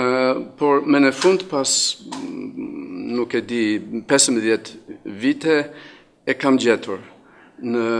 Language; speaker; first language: Albanian; non-native, fluent; English